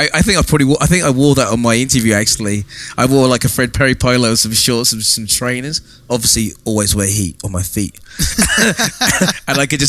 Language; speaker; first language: English; native; English